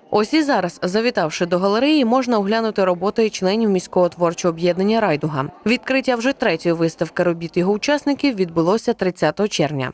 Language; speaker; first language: Ukrainian; native; Ukrainian